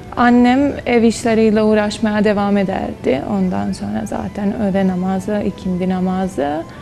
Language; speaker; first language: Turkish; non-native, fluent; Bosnian